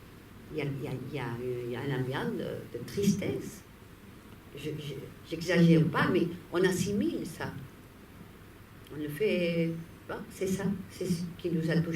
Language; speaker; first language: French; non-native, fluent; Spanish